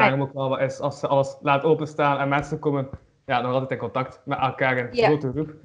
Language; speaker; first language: Dutch; native; Dutch